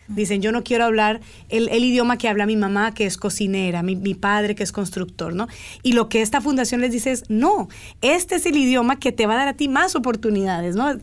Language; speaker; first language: Spanish; native; Spanish